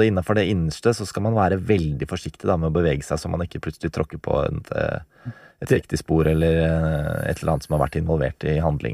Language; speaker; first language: Norwegian; native; Norwegian